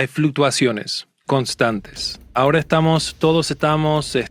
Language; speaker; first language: Spanish; non-native, fluent; English